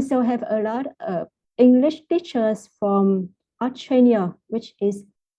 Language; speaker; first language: English; non-native, fluent; Vietnamese